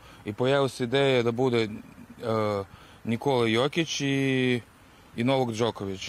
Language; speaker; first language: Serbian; non-native, fluent; Russian